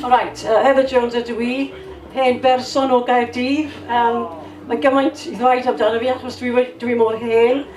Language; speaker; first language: Welsh; non-native, local second language; English